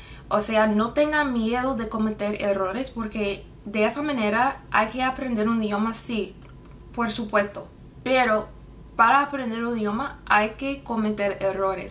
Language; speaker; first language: Spanish; non-native, fluent; English